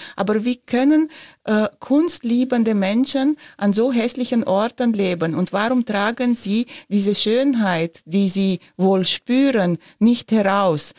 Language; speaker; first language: German; non-native, fluent; Romanian